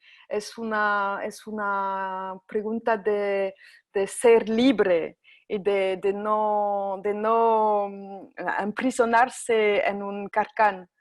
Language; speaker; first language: Spanish; non-native, fluent; French